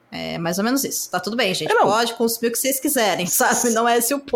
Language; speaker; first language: Portuguese; native; Portuguese